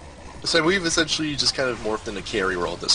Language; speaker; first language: English; native; English